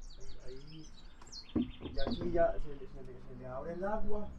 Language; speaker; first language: Spanish; native; Spanish